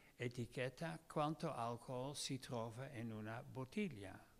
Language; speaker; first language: Italian; non-native, learner; Dutch